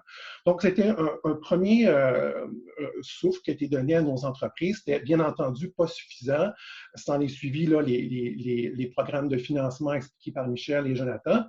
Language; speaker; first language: French; native; French